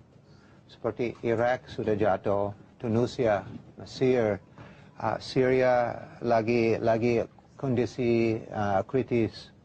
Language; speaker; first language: Indonesian; non-native, learner; English